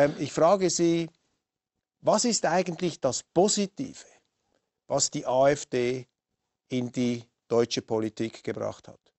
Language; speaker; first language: German; native; German